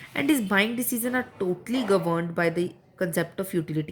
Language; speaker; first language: English; non-native, local second language; Punjabi